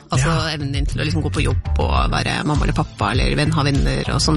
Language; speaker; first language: Norwegian; native; Norwegian